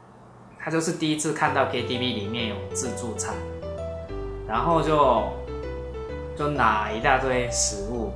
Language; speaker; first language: Chinese; non-native, fluent; Japanese